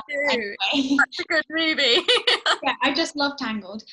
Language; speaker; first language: English; early bilingual, heritage; English